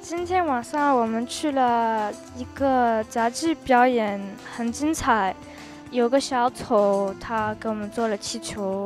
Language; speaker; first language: Chinese; non-native, learner; French